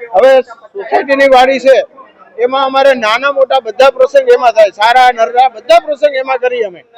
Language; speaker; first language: Gujarati; native; Gujarati